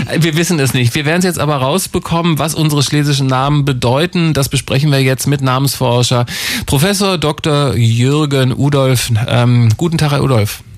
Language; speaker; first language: German; native; German